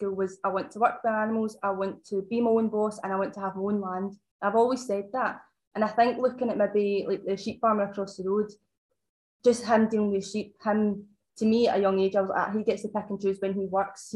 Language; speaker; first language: English; native; English